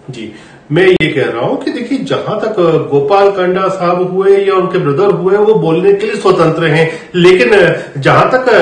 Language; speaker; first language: Hindi; native; Hindi